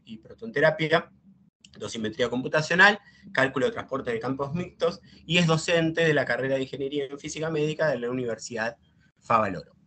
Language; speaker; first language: Spanish; native; Spanish